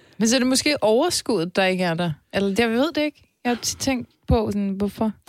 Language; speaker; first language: Danish; early bilingual, other home language; Turkish